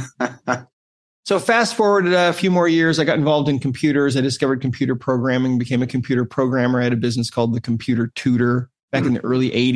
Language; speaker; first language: English; native; English